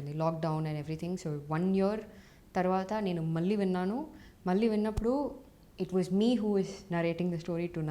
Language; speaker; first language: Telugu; non-native, fluent; Tamil